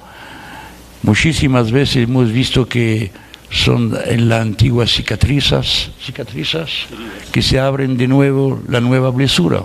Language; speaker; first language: Spanish; non-native, fluent; French